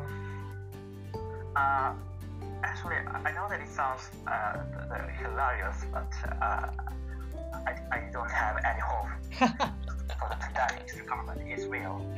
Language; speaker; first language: English; non-native, learner; Korean